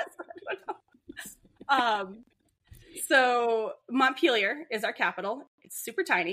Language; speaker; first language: English; native; English